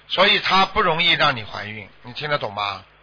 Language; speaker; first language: Chinese; native; Chinese